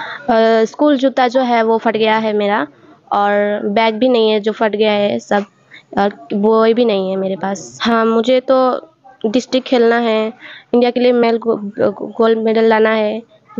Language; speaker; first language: Hindi; non-native, local second language; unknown